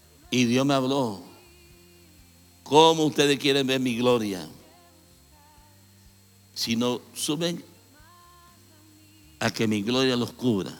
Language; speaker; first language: Spanish; native; Spanish